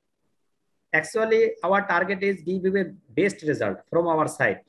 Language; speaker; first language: English; non-native, learner; Bangla